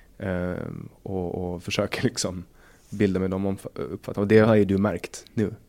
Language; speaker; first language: Swedish; native; Swedish